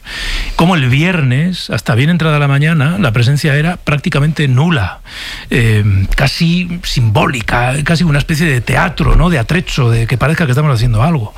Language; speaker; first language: Spanish; native; Spanish